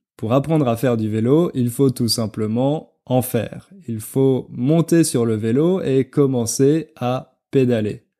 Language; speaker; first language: French; native; French